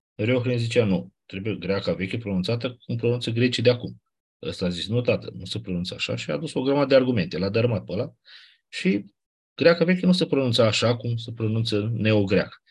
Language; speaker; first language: Romanian; native; Romanian